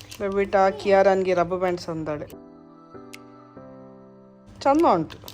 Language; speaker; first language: Kannada; non-native, local second language; Tulu